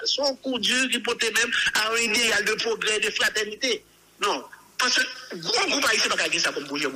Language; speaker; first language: French; non-native, local second language; Haitian Creole